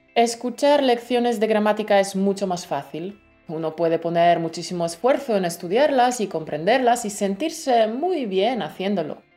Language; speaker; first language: Spanish; native; Spanish